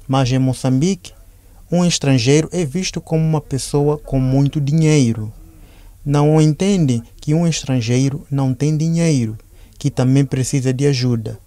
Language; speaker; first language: Portuguese; non-native, fluent; Spanish